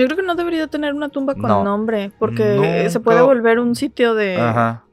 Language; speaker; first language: Spanish; native; Spanish